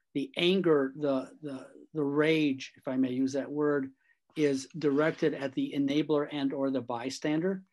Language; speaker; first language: English; native; English